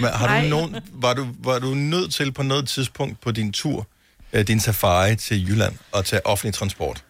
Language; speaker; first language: Danish; native; Danish